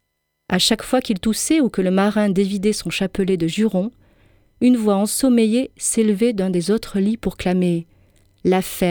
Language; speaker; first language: French; native; French